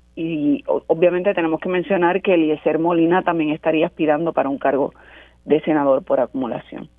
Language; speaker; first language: Spanish; native; Spanish